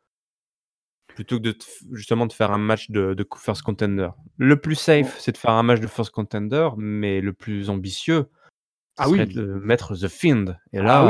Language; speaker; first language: French; native; French